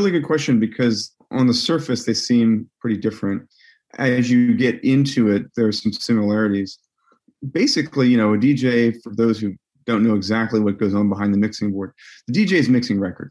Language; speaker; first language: English; native; English